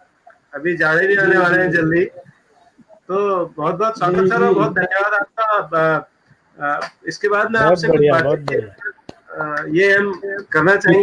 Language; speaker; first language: Hindi; native; Hindi